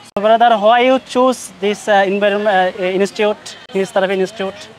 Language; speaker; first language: English; non-native, learner; Bangla